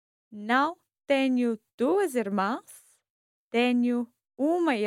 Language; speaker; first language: Portuguese; non-native, learner; English